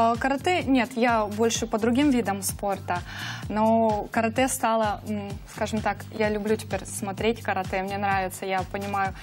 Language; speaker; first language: Russian; native; Russian